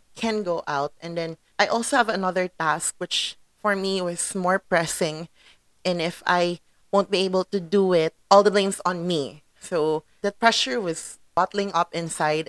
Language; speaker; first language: English; non-native, local second language; Cebuano